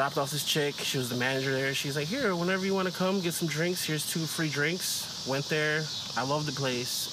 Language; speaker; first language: English; early bilingual, other home language; Spanish